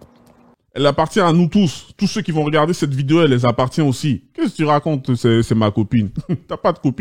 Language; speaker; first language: French; native; French